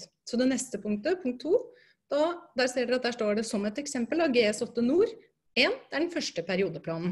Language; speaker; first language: Norwegian; native; Norwegian